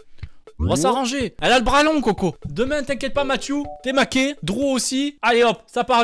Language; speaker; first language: French; native; French